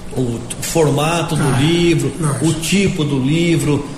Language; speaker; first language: Portuguese; native; Portuguese